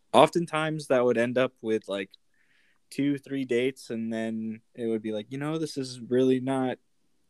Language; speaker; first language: English; native; English